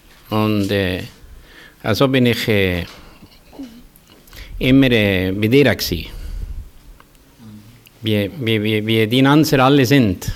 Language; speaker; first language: German; early bilingual, heritage; German